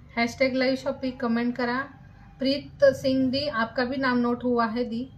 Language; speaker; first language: Hindi; non-native, local second language; Marathi